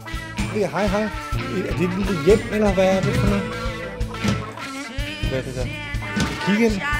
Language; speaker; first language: Danish; native; Danish